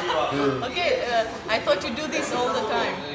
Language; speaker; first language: English; non-native, fluent; Romanian